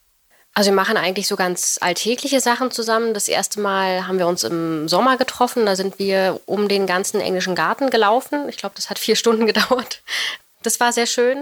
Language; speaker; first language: German; native; German